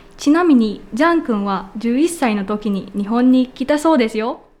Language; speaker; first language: Japanese; non-native, learner; Filipino